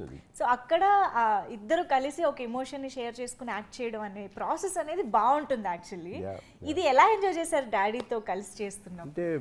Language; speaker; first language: Telugu; native; Telugu